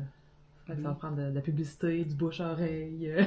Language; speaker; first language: French; native; French